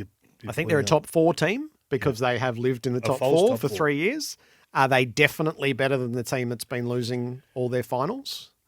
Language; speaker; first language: English; native; English